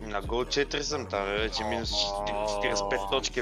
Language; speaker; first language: Bulgarian; native; Bulgarian